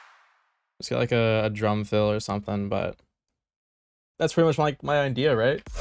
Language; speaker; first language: English; native; English